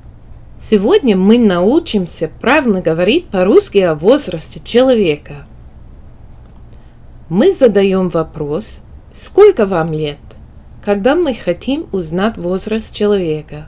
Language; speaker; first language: Russian; non-native, fluent; English